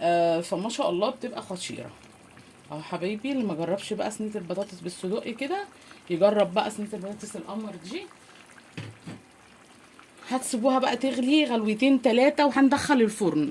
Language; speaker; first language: Arabic; native; Arabic